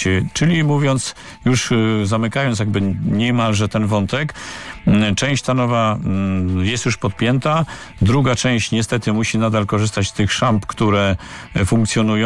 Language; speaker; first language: Polish; native; Polish